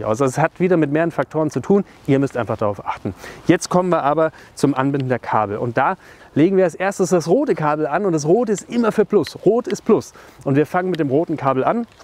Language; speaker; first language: German; native; German